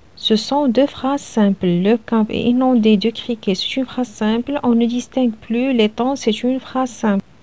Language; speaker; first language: French; non-native, local second language; Arabic